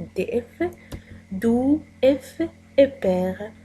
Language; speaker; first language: French; non-native, local second language; Arabic